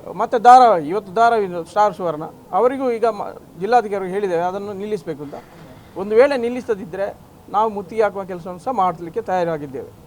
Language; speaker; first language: Kannada; non-native, local second language; Tulu